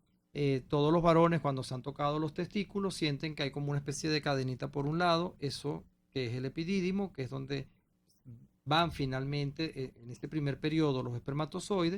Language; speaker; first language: Spanish; native; Spanish